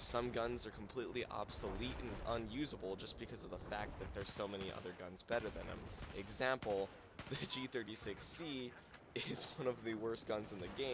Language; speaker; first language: English; native; English